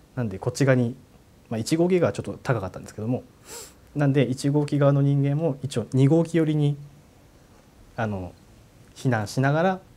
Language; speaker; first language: Japanese; native; Japanese